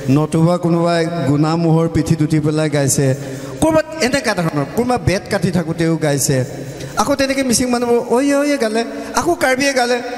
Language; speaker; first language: Assamese; non-native, local second language; Mising